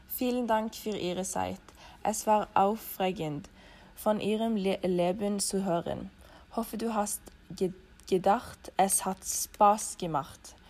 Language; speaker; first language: German; non-native, learner; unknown